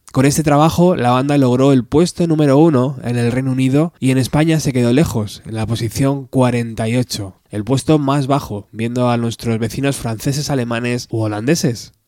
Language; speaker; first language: Spanish; native; Spanish